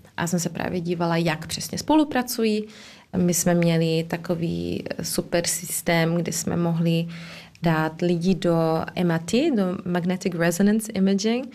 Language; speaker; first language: Czech; early bilingual, heritage; Czech